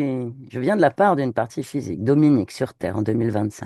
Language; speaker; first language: French; native; French